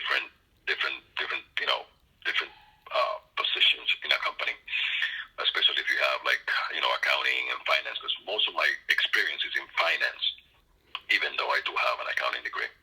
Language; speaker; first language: English; non-native, fluent; Spanish